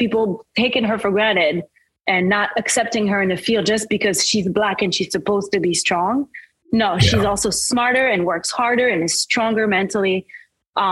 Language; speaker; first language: English; non-native, fluent; French